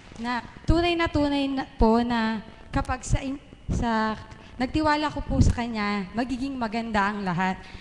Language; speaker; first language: Filipino; native; Filipino